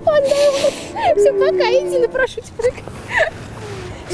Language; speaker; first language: Russian; native; Russian